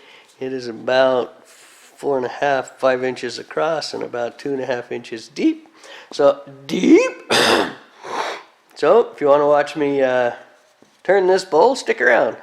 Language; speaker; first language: English; native; English